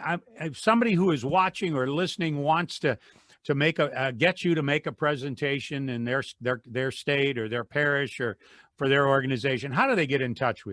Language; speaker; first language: English; native; English